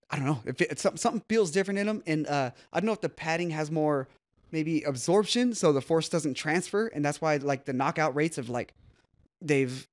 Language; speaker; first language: English; native; English